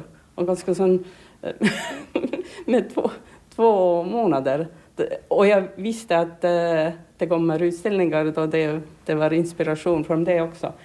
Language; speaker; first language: Swedish; non-native, learner; Estonian